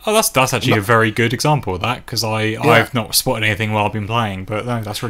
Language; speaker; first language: English; native; English